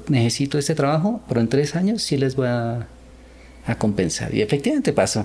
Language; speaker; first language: Spanish; early bilingual, other home language; Korean